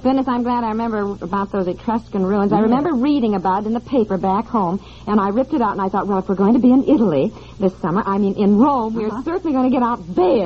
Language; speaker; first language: English; native; English